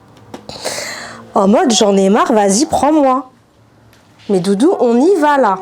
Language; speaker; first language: French; native; French